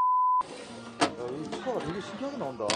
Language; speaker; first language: Korean; native; Korean